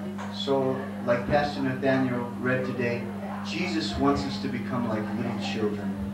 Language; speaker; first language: English; native; English